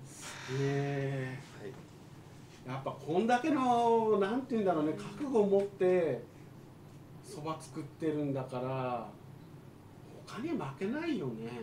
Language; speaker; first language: Japanese; native; Japanese